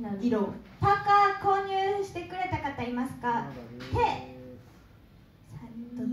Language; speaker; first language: Japanese; native; Japanese